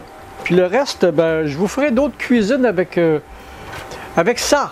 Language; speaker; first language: French; native; French